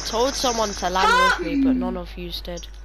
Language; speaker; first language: English; native; English